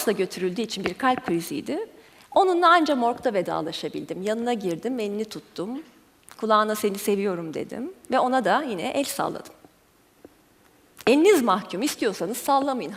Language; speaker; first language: Turkish; native; Turkish